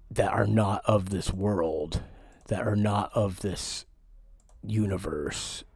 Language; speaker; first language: English; native; English